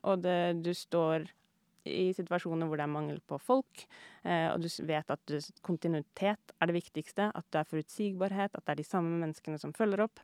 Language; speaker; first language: Norwegian; native; Norwegian